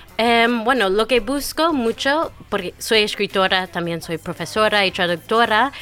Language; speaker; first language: Spanish; non-native, fluent; English